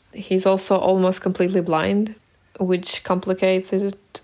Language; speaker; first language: English; non-native, fluent; Ukrainian